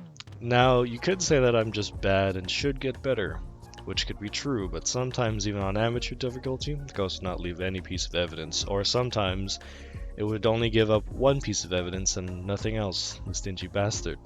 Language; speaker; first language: English; native; English